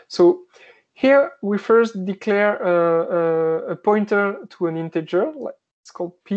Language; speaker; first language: English; non-native, fluent; French